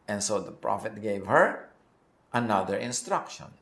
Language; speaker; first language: English; non-native, local second language; Filipino